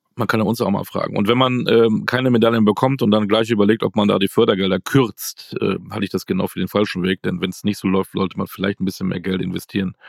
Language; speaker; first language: German; native; German